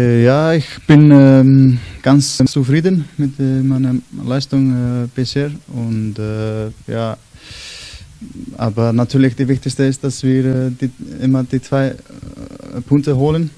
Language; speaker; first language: German; non-native, learner; Icelandic